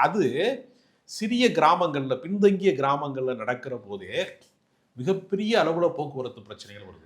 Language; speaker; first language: Tamil; native; Tamil